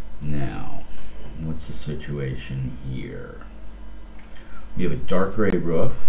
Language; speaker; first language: English; native; English